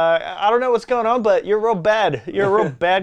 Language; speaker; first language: English; native; English